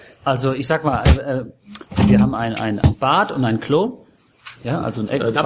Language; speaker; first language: German; native; German